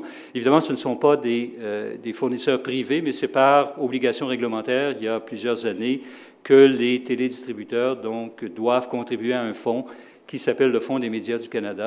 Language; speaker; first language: French; native; French